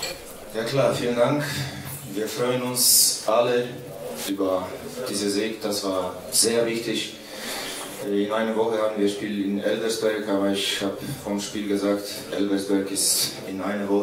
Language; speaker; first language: German; non-native, fluent; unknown